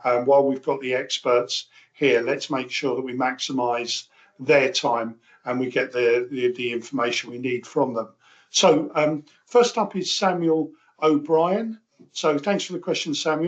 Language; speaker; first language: English; native; English